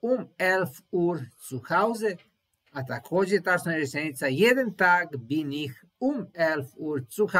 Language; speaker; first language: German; non-native, learner; Serbian